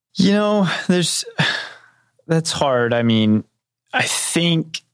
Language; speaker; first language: English; native; English